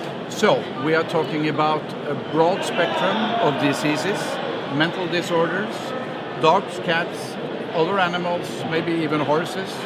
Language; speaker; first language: English; non-native, fluent; Norwegian